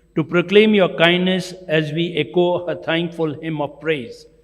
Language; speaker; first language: English; non-native, local second language; Gujarati